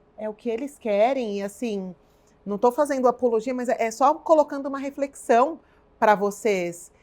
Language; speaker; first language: Portuguese; native; Portuguese